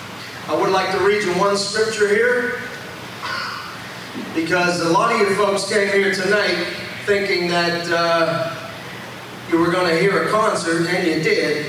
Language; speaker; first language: English; native; English